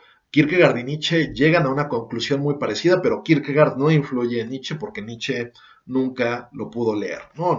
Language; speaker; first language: Spanish; native; Spanish